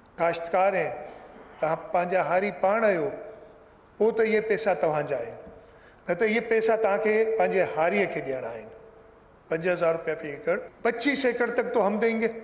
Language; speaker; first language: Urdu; non-native, local second language; Sindhi